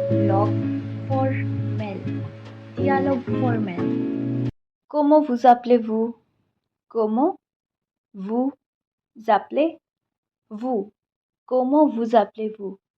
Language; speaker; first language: French; non-native, fluent; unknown